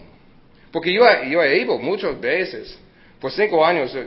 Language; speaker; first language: Spanish; early bilingual, heritage; Spanish